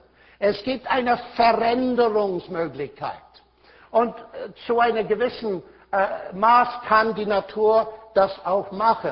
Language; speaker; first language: German; non-native, fluent; English